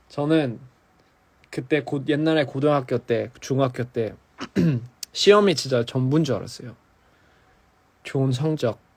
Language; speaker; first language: Korean; early bilingual, heritage; English